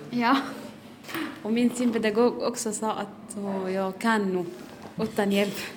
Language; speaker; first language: Swedish; non-native, learner; Arabic